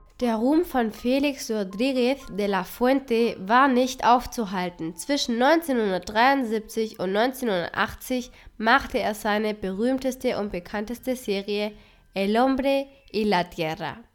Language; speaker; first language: German; non-native, fluent; Spanish